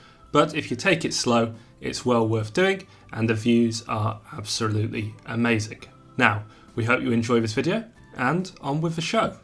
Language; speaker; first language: English; native; English